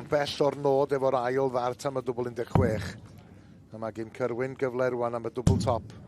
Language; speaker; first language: Welsh; native; Welsh